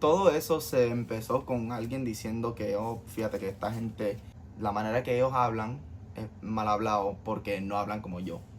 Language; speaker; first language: Spanish; early bilingual, heritage; Spanish